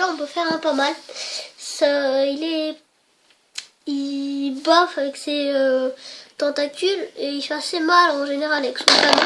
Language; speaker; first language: French; native; French